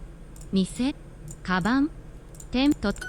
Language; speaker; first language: Japanese; non-native, learner; English